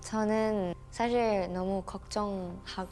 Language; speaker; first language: Korean; non-native, learner; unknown